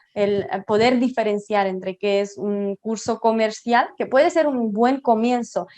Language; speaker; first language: Spanish; non-native, fluent; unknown